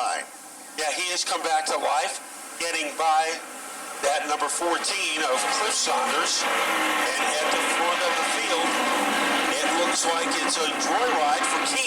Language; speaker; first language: English; native; English